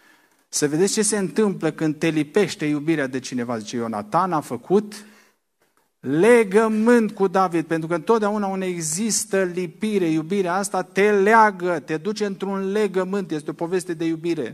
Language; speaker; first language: Romanian; native; Romanian